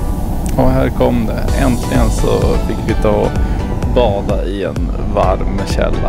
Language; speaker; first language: Swedish; native; Swedish